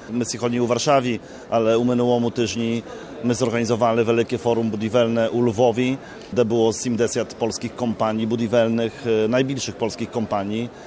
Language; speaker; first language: Polish; non-native, learner; Ukrainian